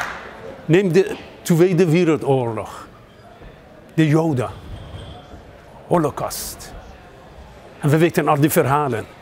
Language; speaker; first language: Dutch; non-native, fluent; Persian